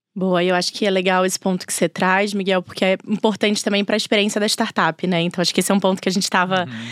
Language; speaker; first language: Portuguese; native; Portuguese